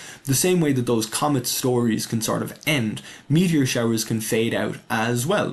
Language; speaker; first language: English; native; English